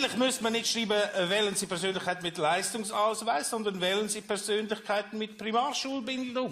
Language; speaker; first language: German; native; German